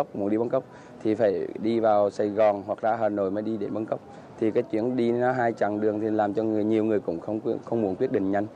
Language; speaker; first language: Vietnamese; native; Vietnamese